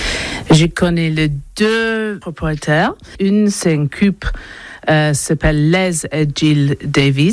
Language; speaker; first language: French; non-native, learner; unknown